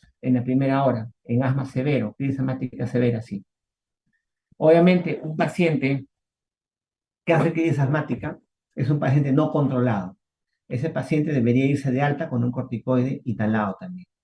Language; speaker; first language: Spanish; native; Spanish